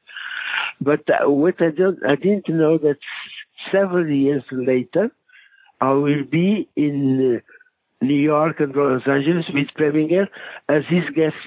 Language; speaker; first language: English; non-native, fluent; Portuguese